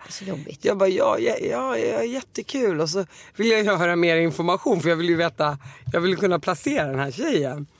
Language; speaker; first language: Swedish; early bilingual, other home language; Arabic